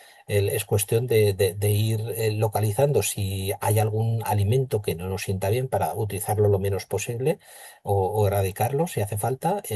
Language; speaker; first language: Spanish; native; Spanish